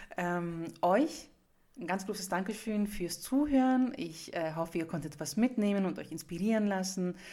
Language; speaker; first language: German; early bilingual, other home language; Greek